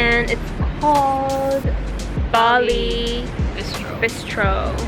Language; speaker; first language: English; non-native, fluent; Mongolian